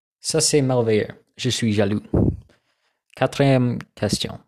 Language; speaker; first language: French; non-native, learner; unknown